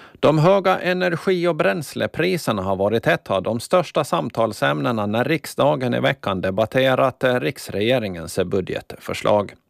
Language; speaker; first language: Swedish; native; Swedish